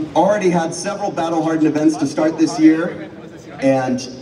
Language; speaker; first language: English; native; English